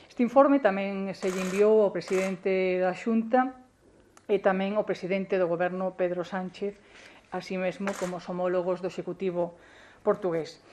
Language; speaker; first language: Galician; native; Galician